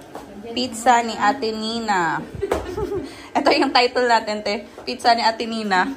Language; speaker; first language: Filipino; non-native, local second language; Hiligaynon